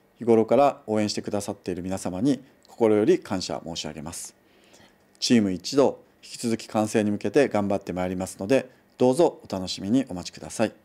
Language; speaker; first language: Japanese; native; Japanese